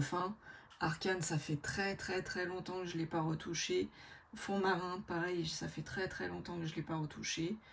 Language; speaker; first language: French; native; French